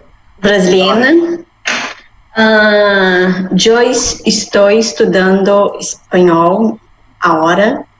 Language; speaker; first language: Spanish; non-native, learner; Portuguese